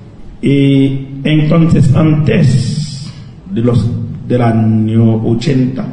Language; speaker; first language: Spanish; non-native, local second language; Haitian Creole